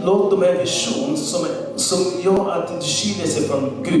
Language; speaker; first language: Swedish; non-native, learner; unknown